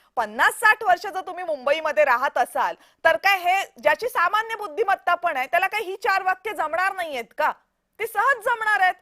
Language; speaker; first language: Marathi; native; Marathi